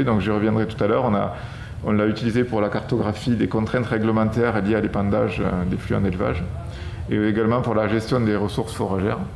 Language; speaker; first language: French; native; French